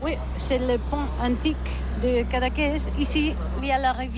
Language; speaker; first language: French; non-native, learner; Catalan